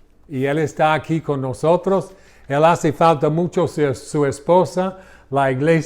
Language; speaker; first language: Spanish; non-native, learner; English